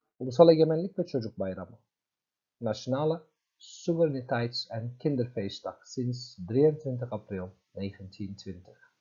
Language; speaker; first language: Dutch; non-native, fluent; Turkish